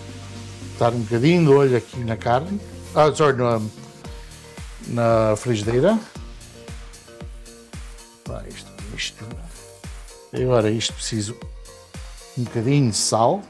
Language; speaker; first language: Portuguese; early bilingual, heritage; Portuguese